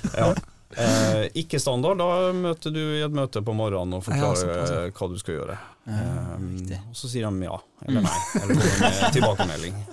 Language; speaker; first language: Norwegian; native; Norwegian